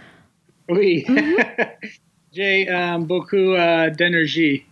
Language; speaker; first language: French; non-native, learner; English